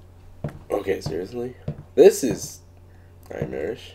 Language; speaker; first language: English; native; English